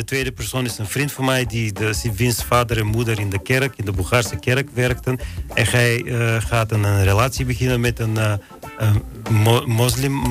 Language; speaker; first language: Dutch; non-native, fluent; Bulgarian